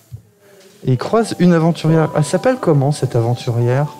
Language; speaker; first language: French; native; French